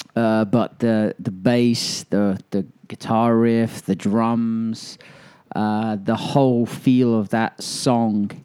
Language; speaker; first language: English; native; English